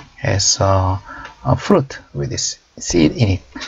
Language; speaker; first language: English; non-native, fluent; Korean